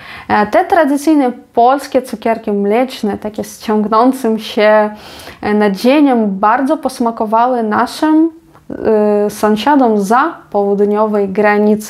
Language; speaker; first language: Polish; non-native, fluent; Ukrainian